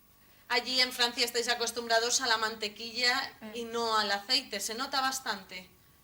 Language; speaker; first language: Spanish; native; Spanish